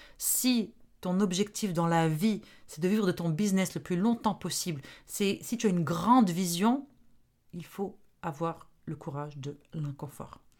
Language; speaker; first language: French; non-native, local second language; Arabic